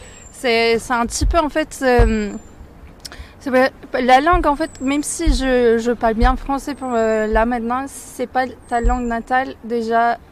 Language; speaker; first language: French; non-native, fluent; Turkish